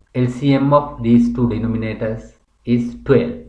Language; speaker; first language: English; non-native, local second language; Sinhala